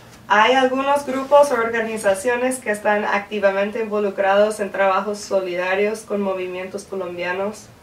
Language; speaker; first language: Spanish; non-native, fluent; English